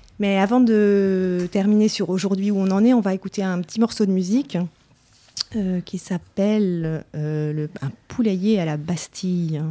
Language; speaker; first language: French; native; French